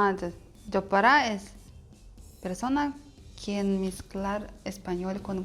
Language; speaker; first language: Spanish; non-native, learner; Russian